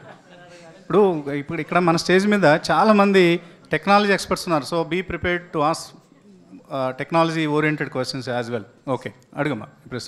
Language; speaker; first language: Telugu; native; Telugu